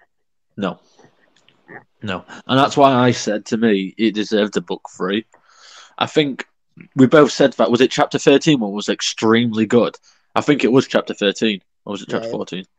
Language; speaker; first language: English; native; English